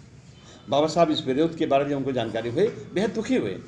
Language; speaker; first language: Hindi; native; Hindi